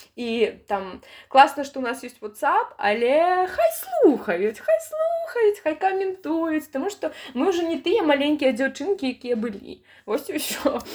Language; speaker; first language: Belarusian; native; Belarusian